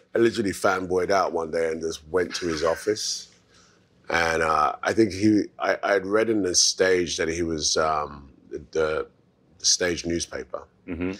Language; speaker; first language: English; native; English